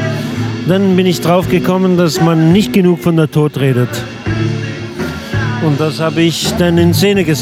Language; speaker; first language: German; non-native, local second language; French